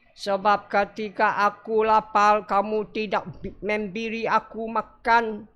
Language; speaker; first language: Malay; non-native, local second language; Chinese